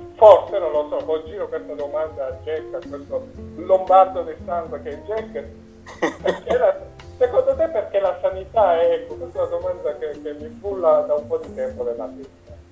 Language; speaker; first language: Italian; native; Italian